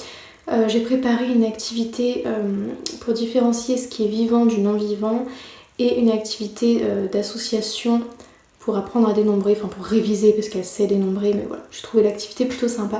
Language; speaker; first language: French; native; French